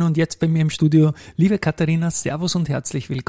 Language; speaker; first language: German; native; German